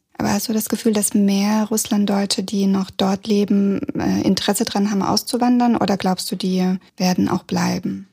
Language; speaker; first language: German; early bilingual, other home language; Russian